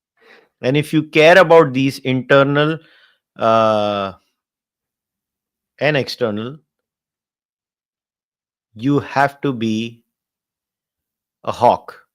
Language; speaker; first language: English; non-native, local second language; Hindi